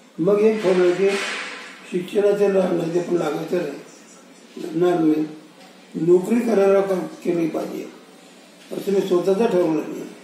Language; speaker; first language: Marathi; non-native, local second language; Urdu